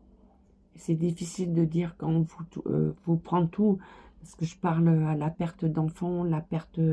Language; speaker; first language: French; native; French